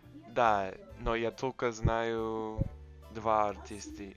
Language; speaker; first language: Russian; non-native, learner; English